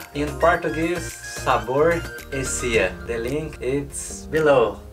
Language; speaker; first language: English; non-native, learner; Portuguese